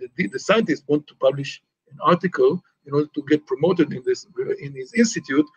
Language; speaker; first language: English; non-native, fluent; Hebrew